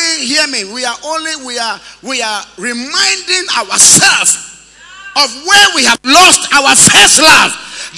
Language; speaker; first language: English; non-native, local second language; Ewe